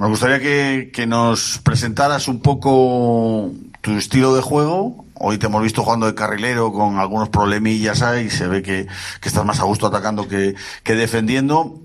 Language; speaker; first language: Spanish; native; Spanish